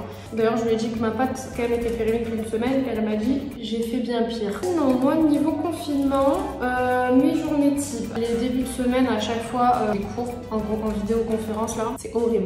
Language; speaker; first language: French; native; French